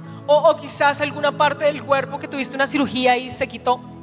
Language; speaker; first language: Spanish; native; Spanish